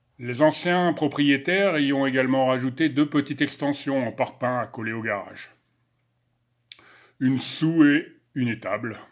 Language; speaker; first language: French; native; French